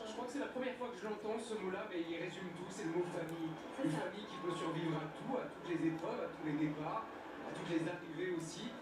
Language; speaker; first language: French; native; French